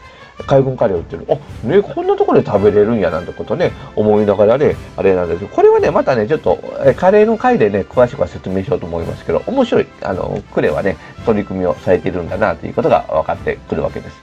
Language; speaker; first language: Japanese; native; Japanese